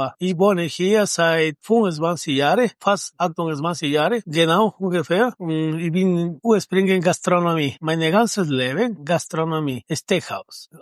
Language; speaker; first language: German; non-native, learner; Spanish